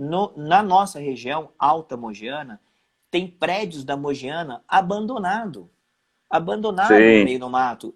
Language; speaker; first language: Portuguese; native; Portuguese